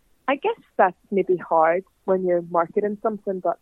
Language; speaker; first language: English; native; English